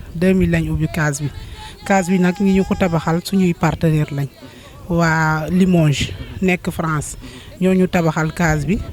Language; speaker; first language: Wolof; non-native, local second language; Serer